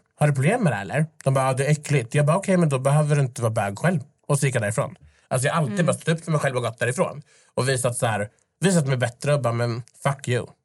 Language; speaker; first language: Swedish; early bilingual, other home language; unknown